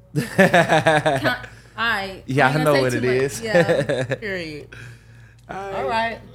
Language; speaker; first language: English; early bilingual, other home language; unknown